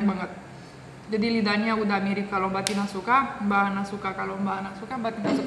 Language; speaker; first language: Indonesian; non-native, fluent; Romanian